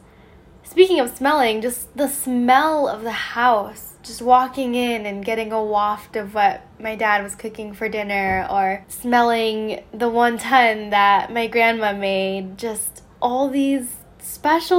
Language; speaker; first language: English; native; English